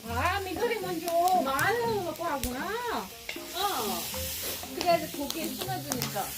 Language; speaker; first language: Korean; non-native, learner; Czech